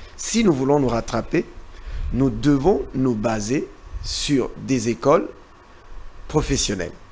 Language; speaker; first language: French; non-native, local second language; Lingala